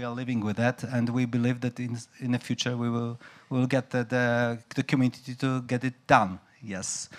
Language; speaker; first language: English; non-native, fluent; Polish